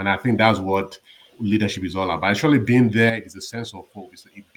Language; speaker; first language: English; non-native, local second language; Yoruba